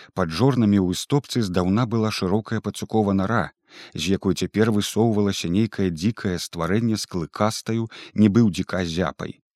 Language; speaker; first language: Belarusian; native; Belarusian